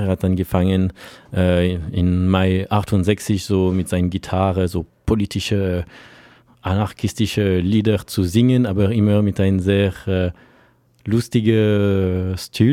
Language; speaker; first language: German; non-native, fluent; French